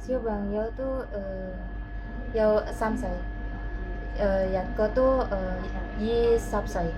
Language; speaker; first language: Cantonese; non-native, learner; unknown